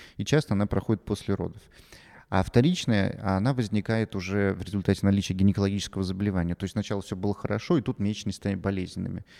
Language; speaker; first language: Russian; native; Russian